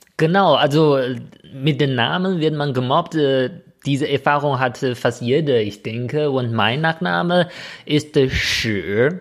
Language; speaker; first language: German; non-native, fluent; Chinese